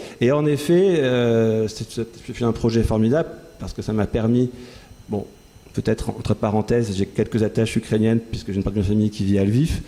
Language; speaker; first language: French; native; French